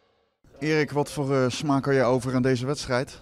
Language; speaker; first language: Dutch; native; Dutch